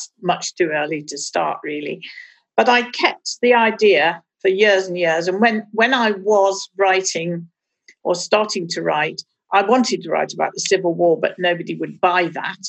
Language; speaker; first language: English; native; English